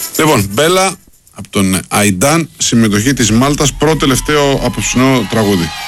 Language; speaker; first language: Greek; native; Greek